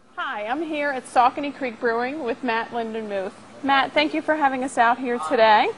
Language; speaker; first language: English; native; English